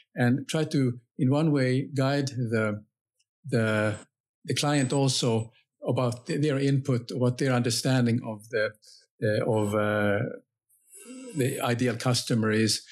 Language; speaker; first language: English; non-native, fluent; Finnish